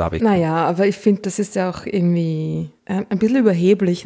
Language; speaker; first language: German; native; German